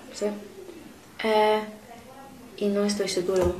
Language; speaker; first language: Spanish; non-native, learner; English